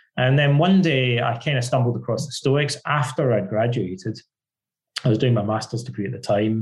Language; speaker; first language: English; native; English